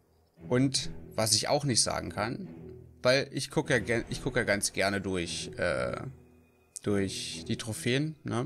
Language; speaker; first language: German; native; German